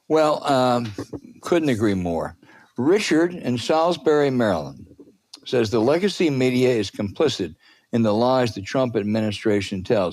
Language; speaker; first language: English; native; English